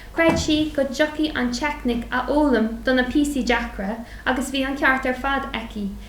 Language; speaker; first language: Irish; non-native, local second language; English